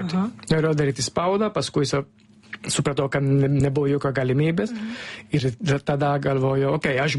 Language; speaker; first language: Lithuanian; non-native, fluent; Italian